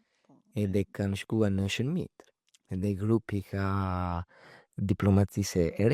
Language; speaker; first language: Albanian; early bilingual, heritage; Albanian